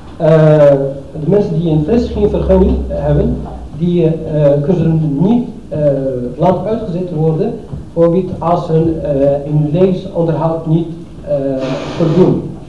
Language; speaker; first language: Dutch; non-native, fluent; Arabic